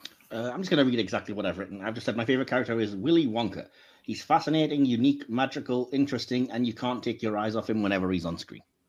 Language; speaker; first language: English; native; English